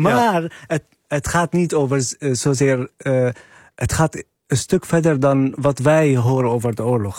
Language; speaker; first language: Dutch; non-native, fluent; Arabic